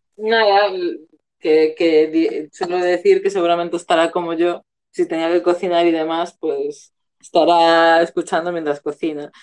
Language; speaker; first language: Spanish; native; Spanish